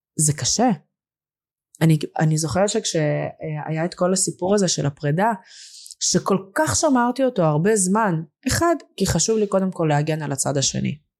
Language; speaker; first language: Hebrew; early bilingual, other home language; Russian